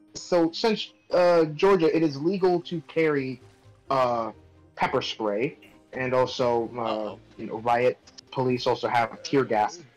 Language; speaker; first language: English; native; English